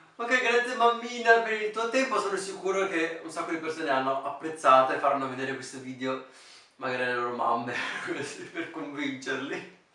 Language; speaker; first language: Italian; native; Italian